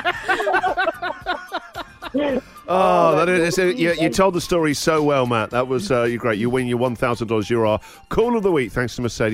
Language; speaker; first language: English; native; English